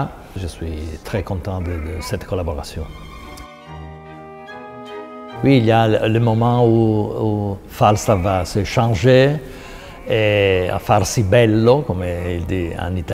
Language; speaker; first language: French; non-native, fluent; Italian